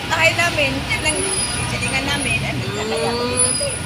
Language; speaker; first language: Filipino; non-native, local second language; Cebuano